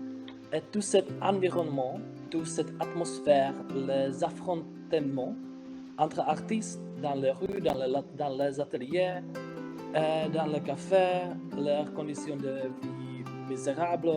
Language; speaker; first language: French; non-native, fluent; Czech